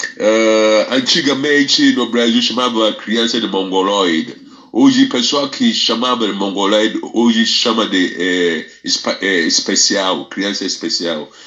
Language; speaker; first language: Portuguese; non-native, fluent; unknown